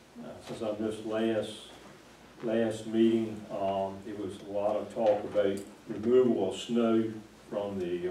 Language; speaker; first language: English; native; English